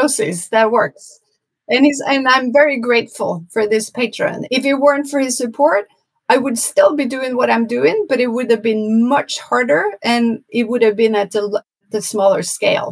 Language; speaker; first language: English; non-native, fluent; Norwegian